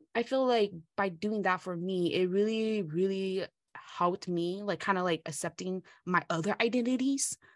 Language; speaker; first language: English; early bilingual, other home language; Hmong